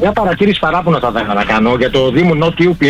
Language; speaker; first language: Greek; native; Greek